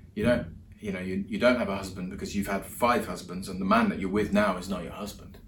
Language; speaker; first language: English; native; English